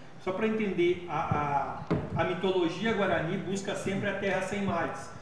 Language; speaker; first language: Portuguese; native; Portuguese